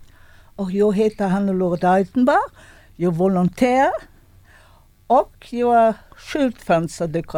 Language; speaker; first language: Swedish; non-native, fluent; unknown